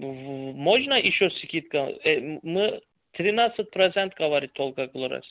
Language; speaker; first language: Russian; non-native, learner; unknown